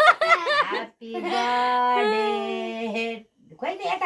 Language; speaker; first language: Nepali; native; Nepali